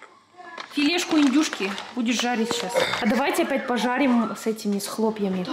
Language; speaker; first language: Russian; native; Russian